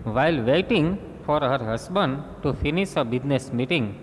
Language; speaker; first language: English; non-native, local second language; Gujarati